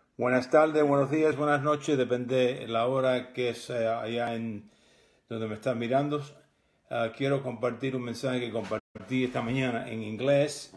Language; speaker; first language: Spanish; early bilingual, heritage; Spanish